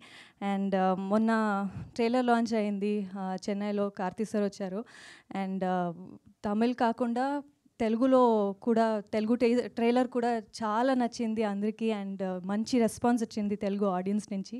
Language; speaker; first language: Telugu; non-native, fluent; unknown